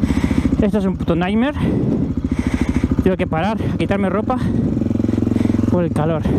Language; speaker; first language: Spanish; native; Spanish